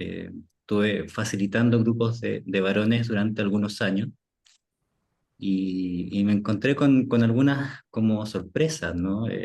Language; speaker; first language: Spanish; native; Spanish